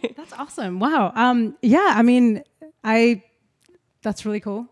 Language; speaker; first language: English; non-native, fluent; Spanish